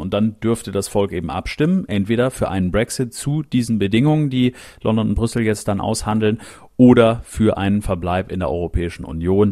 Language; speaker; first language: German; native; German